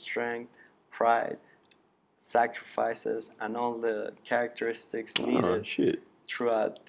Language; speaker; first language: English; early bilingual, other home language; Persian